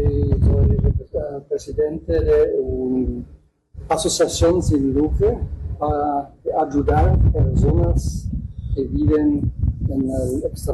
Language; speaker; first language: Spanish; non-native, learner; German